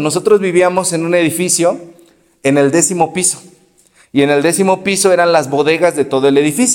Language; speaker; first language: Spanish; native; Spanish